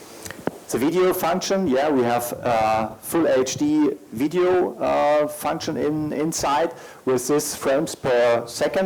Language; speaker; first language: English; non-native, learner; German